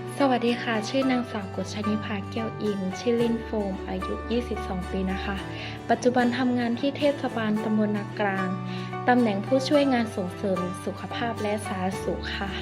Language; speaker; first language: Thai; native; Thai